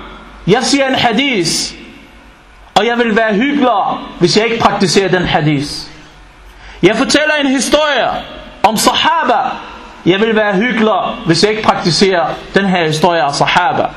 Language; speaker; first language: Danish; non-native, fluent; Arabic